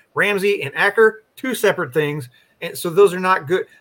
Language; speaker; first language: English; native; English